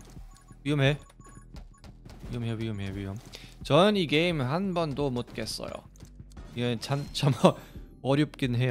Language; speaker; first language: Korean; non-native, fluent; German